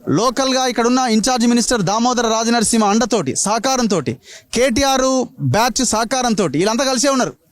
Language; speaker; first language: Telugu; native; Telugu